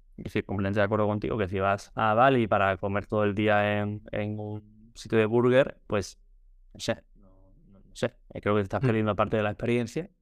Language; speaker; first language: Spanish; native; Spanish